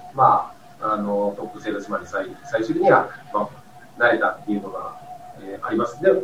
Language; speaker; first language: Japanese; native; Japanese